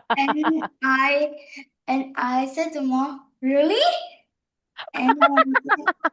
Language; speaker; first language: English; non-native, learner; Vietnamese